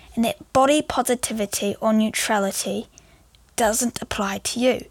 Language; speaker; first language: English; native; English